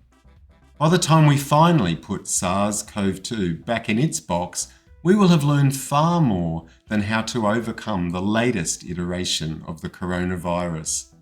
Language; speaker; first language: English; native; English